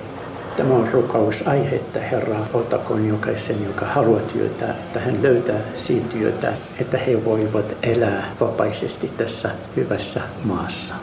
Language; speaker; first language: Finnish; non-native, fluent; Arabic